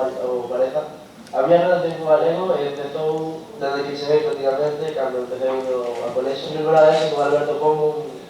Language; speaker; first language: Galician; non-native, learner; Spanish